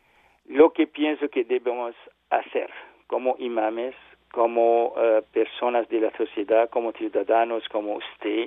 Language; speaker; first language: Spanish; non-native, learner; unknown